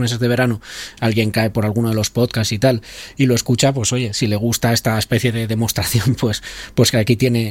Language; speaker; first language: Spanish; native; Spanish